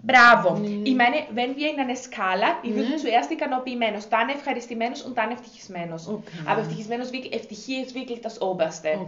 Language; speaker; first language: German; non-native, fluent; Greek